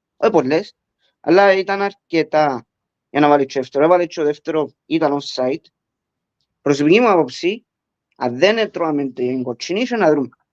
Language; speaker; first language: Greek; early bilingual, heritage; Greek